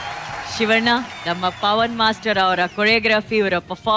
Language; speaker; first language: Kannada; native; Kannada